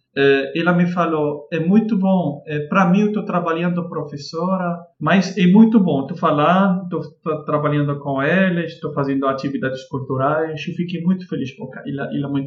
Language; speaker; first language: Portuguese; non-native, fluent; Arabic